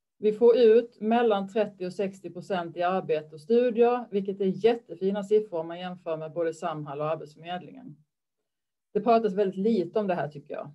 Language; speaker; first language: Swedish; native; Swedish